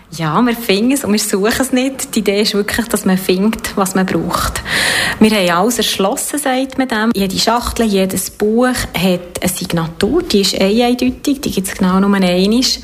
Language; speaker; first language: German; native; German